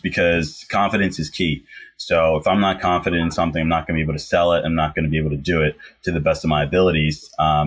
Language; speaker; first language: English; native; English